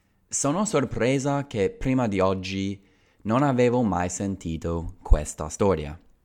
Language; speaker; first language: Italian; non-native, fluent; English